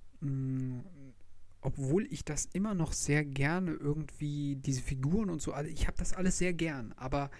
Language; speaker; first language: German; native; German